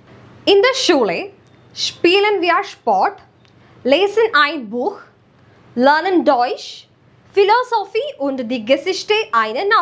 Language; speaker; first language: German; non-native, fluent; Malayalam